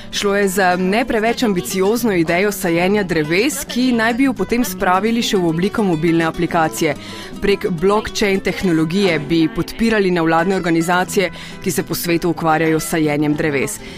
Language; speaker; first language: Slovenian; non-native, fluent; Spanish